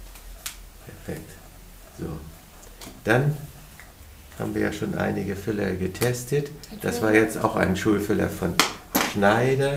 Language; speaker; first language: German; native; German